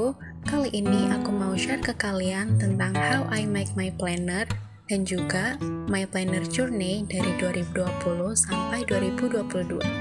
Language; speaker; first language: Indonesian; native; Indonesian